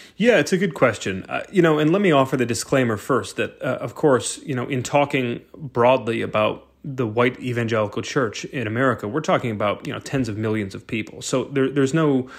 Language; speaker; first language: English; native; English